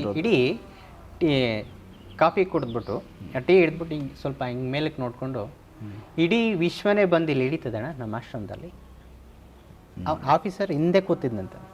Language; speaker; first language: Kannada; native; Kannada